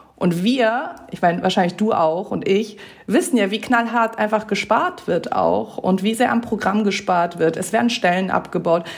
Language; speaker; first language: German; early bilingual, other home language; Persian